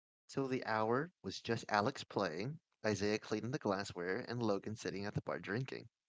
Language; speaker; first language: English; native; English